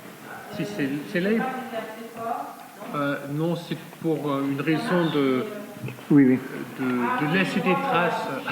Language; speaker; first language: French; non-native, fluent; German